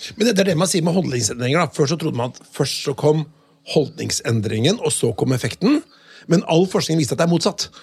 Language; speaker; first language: Norwegian; native; Norwegian